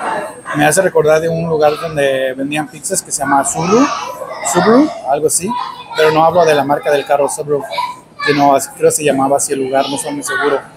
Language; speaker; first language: Spanish; early bilingual, heritage; Spanish